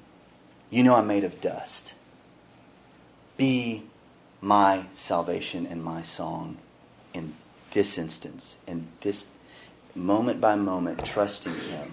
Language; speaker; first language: English; native; English